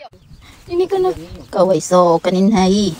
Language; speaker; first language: Japanese; non-native, fluent; Filipino